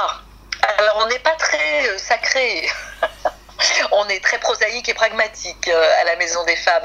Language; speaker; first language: French; native; French